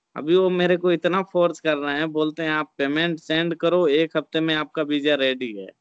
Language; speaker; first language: Hindi; native; Hindi